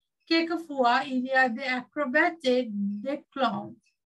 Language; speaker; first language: French; non-native, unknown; Sinhala